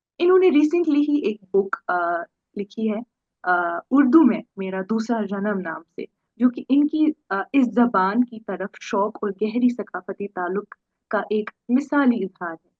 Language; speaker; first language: Urdu; non-native, local second language; Kashmiri